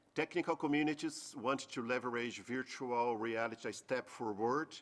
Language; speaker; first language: English; non-native, fluent; Portuguese